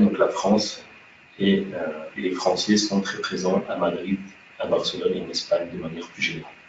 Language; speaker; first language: French; native; French